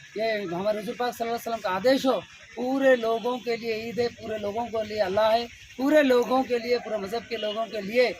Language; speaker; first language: Hindi; native; Hindi